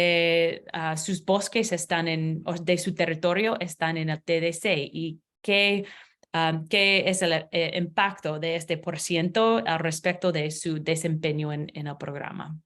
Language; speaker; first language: Spanish; non-native, learner; English